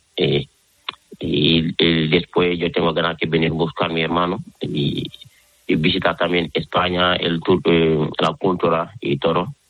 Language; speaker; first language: Spanish; non-native, learner; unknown